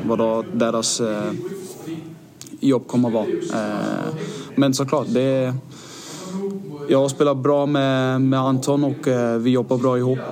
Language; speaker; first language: Swedish; non-native, fluent; Danish